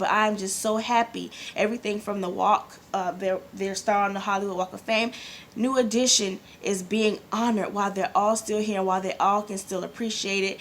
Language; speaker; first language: English; native; English